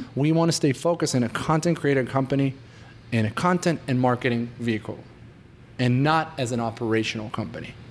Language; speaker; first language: English; non-native, fluent; Hebrew